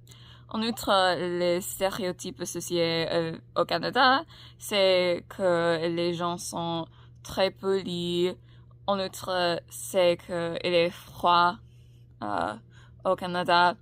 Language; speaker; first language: French; non-native, learner; English